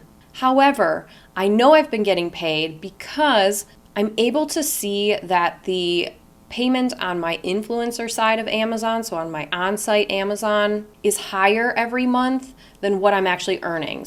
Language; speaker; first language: English; native; English